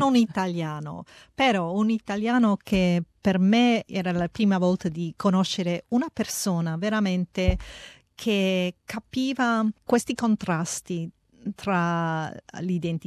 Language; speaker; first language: Italian; early bilingual, heritage; Italian